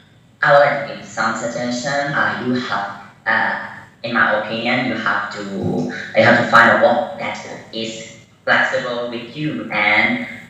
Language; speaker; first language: English; non-native, learner; Burmese